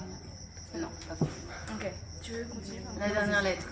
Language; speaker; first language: French; native; French